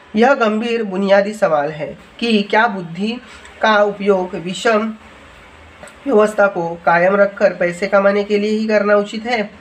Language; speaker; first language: Hindi; non-native, local second language; Marathi